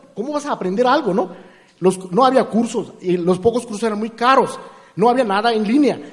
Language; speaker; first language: Spanish; non-native, fluent; Hindi